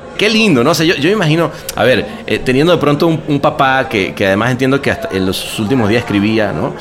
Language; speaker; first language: Spanish; native; Spanish